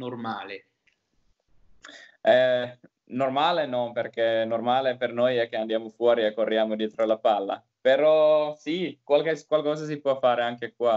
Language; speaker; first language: Italian; non-native, learner; Finnish